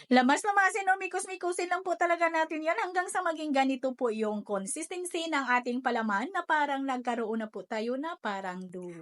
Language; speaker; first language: Filipino; non-native, local second language; Hiligaynon